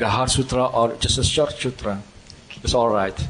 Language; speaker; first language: English; non-native, fluent; Indonesian